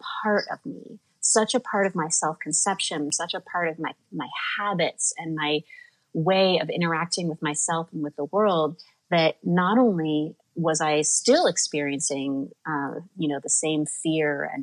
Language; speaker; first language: English; native; English